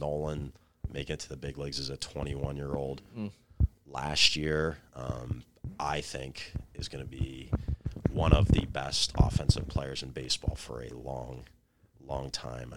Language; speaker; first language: English; native; English